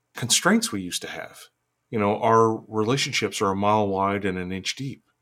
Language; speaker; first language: English; native; English